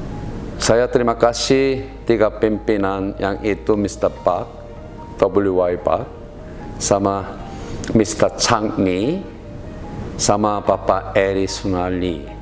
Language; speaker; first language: Indonesian; non-native, learner; Korean